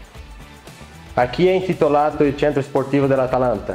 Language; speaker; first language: Italian; non-native, fluent; Portuguese